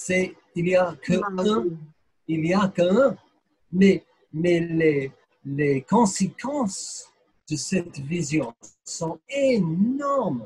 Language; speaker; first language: French; non-native, fluent; English